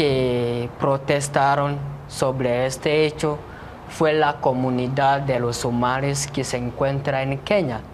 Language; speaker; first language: Spanish; non-native, fluent; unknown